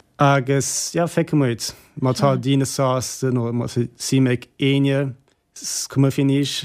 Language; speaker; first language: Irish; non-native, fluent; German